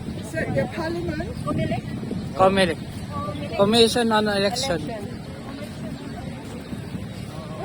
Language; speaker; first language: English; non-native, learner; Filipino